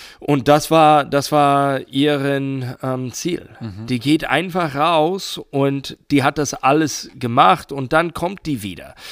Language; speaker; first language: German; non-native, learner; English